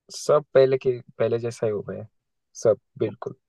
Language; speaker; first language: Hindi; non-native, local second language; Marathi